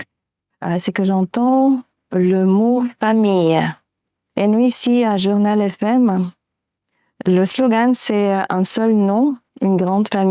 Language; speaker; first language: French; non-native, fluent; Romanian